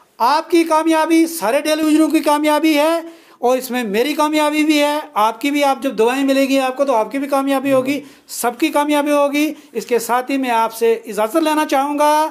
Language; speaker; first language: Hindi; non-native, local second language; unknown